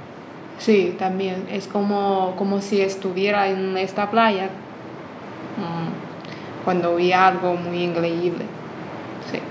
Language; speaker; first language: Spanish; non-native, fluent; Chinese